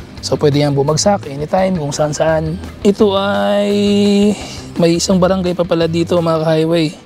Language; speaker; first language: Filipino; non-native, local second language; Cebuano